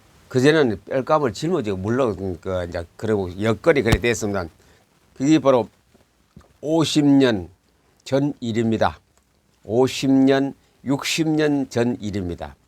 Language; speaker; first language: Korean; native; Korean